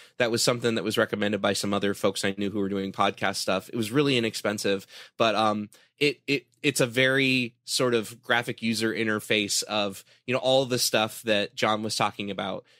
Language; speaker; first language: English; native; English